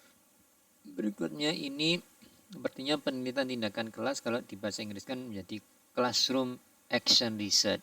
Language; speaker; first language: Indonesian; native; Indonesian